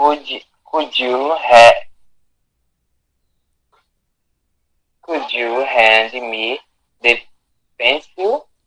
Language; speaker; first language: English; non-native, learner; Portuguese